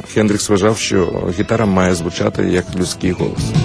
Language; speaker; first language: Ukrainian; native; Ukrainian